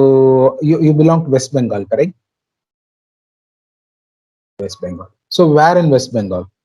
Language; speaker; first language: English; non-native, local second language; Tamil